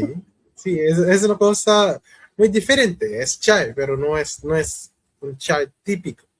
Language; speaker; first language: Spanish; non-native, fluent; Hindi